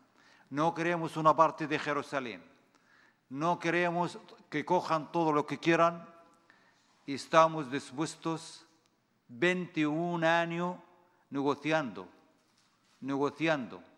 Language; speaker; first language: Spanish; non-native, fluent; Arabic